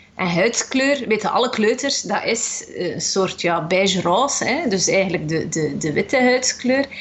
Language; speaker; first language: Dutch; early bilingual, other home language; Arabic